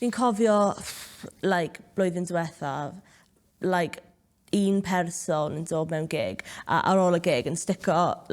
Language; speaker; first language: Welsh; non-native, local second language; English